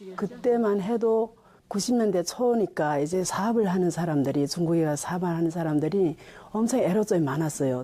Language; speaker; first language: Korean; early bilingual, heritage; Korean